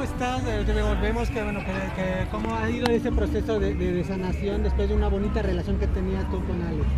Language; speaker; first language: Spanish; native; Spanish